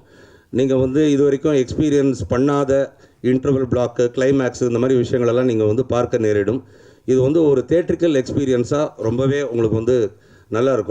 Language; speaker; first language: Tamil; native; Tamil